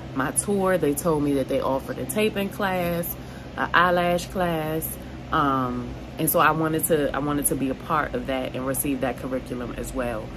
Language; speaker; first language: English; native; English